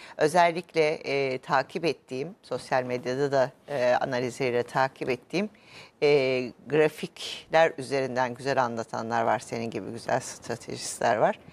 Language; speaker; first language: Turkish; native; Turkish